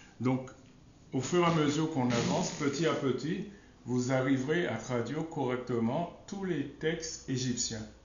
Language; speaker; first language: French; non-native, local second language; Wolof